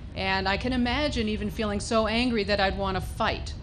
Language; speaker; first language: English; native; English